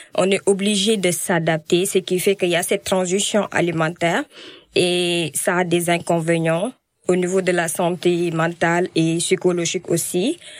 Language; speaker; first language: French; non-native, local second language; Wolof